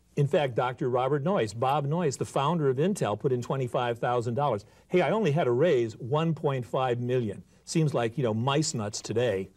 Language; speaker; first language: English; native; English